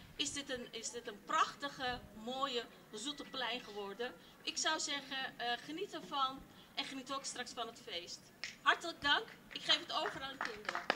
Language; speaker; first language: Dutch; early bilingual, other home language; Turkish